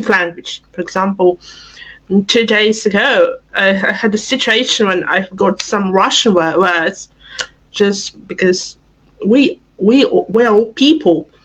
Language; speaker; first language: English; non-native, fluent; Russian